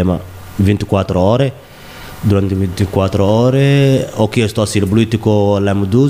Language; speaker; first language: Italian; non-native, learner; Somali